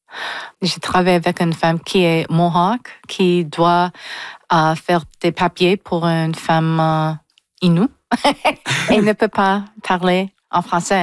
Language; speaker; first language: French; non-native, local second language; English